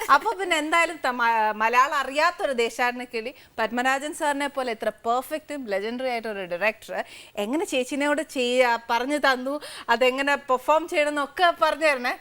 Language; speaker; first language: Malayalam; native; Malayalam